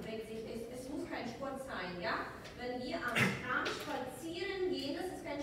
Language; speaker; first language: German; non-native, fluent; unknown